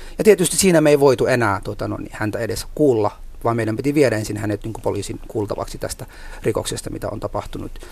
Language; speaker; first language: Finnish; non-native, fluent; Somali